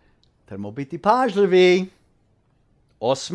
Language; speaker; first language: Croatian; early bilingual, heritage; English